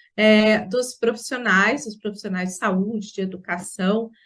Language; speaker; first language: Portuguese; native; Portuguese